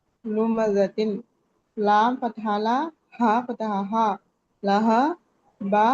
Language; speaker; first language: Arabic; non-native, learner; Telugu